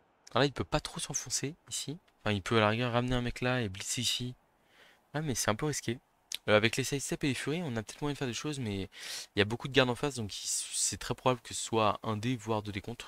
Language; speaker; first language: French; native; French